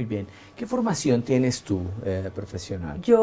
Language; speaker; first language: Spanish; native; Spanish